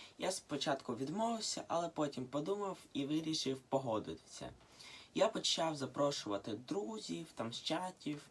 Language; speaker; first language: Ukrainian; non-native, local second language; Russian